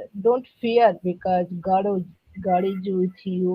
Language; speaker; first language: English; non-native, learner; Odia